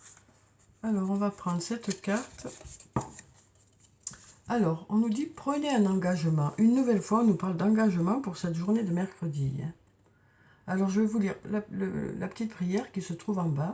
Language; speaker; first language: French; native; French